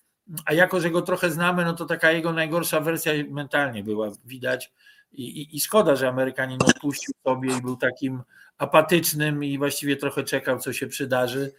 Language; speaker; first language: Polish; native; Polish